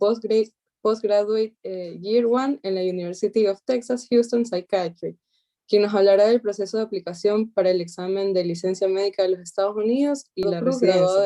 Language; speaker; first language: Spanish; native; Spanish